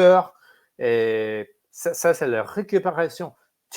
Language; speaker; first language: French; non-native, fluent; English